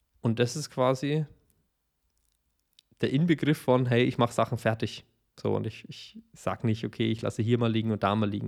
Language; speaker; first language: German; native; German